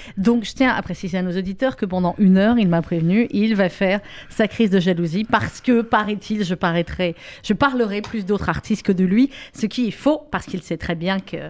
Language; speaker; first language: French; native; French